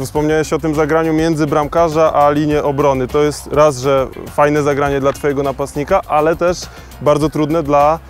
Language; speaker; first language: Polish; native; Polish